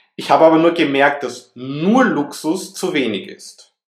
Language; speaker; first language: German; native; German